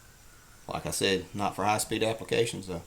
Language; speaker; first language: English; native; English